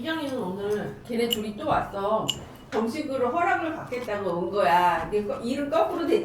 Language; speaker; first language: Korean; native; Korean